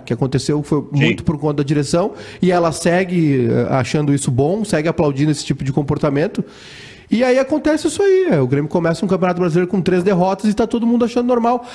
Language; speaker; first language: Portuguese; native; Portuguese